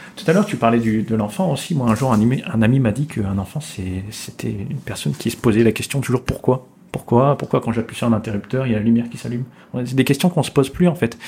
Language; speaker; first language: French; native; French